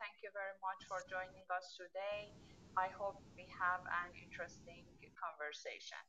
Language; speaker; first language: English; non-native, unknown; Persian